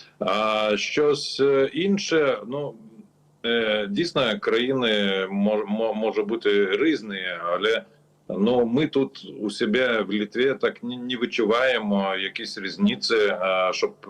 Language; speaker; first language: Ukrainian; non-native, learner; Lithuanian